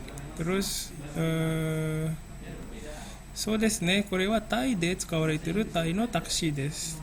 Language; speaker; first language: Japanese; non-native, fluent; Indonesian